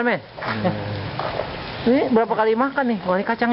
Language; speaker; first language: Indonesian; native; Indonesian